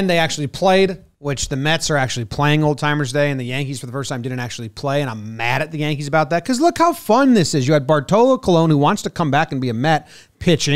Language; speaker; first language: English; native; English